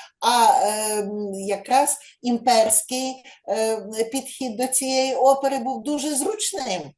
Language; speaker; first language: Ukrainian; native; Ukrainian